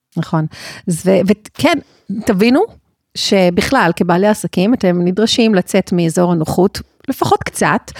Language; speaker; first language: Hebrew; native; Hebrew